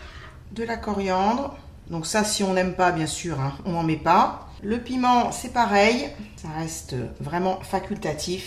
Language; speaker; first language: French; native; French